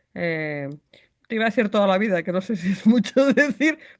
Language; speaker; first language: Spanish; native; Spanish